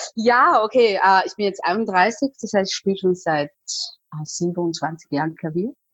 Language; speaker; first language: German; non-native, fluent; Chinese